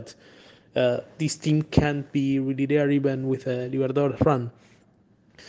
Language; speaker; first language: English; non-native, fluent; Spanish